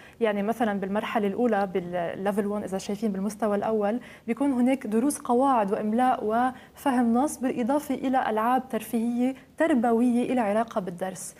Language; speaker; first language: Arabic; native; Arabic